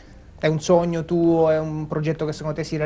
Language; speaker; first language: Italian; native; Italian